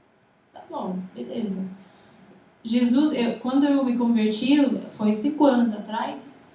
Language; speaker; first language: Portuguese; non-native, fluent; English